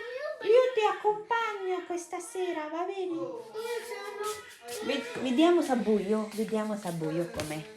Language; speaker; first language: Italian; non-native, learner; Filipino